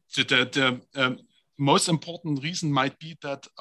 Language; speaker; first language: English; non-native, fluent; German